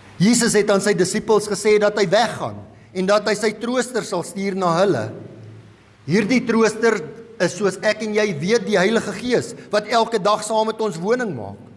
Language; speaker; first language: Afrikaans; non-native, local second language; English